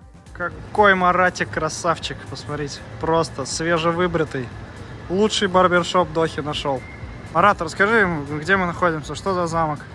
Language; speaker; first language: Russian; native; Russian